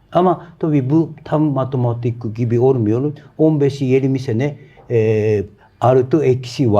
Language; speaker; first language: Turkish; non-native, fluent; Japanese